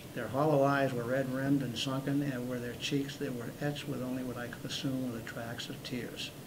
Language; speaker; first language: English; native; English